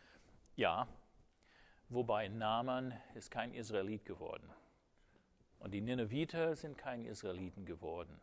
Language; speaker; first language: German; non-native, fluent; English